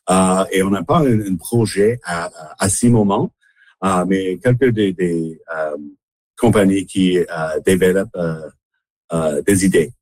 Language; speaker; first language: French; non-native, local second language; English